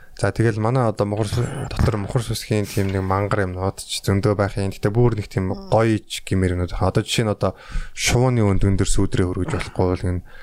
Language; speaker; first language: Mongolian; native; Mongolian